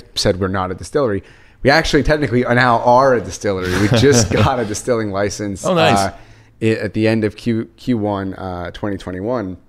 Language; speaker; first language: English; native; English